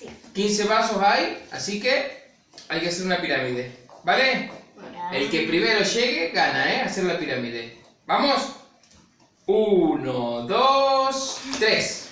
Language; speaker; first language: Spanish; native; Spanish